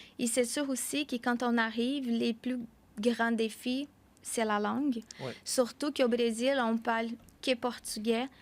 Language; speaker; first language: French; non-native, fluent; Portuguese